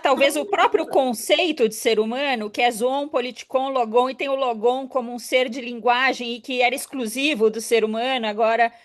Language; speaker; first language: Portuguese; native; Portuguese